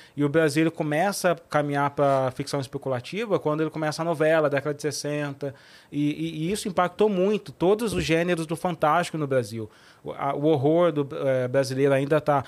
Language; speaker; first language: Portuguese; native; Portuguese